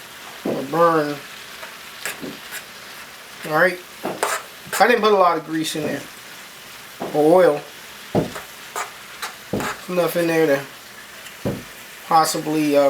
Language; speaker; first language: English; native; English